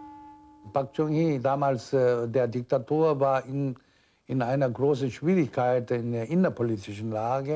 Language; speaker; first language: German; non-native, fluent; Korean